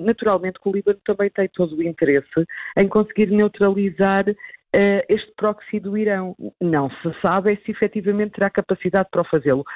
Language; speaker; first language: Portuguese; native; Portuguese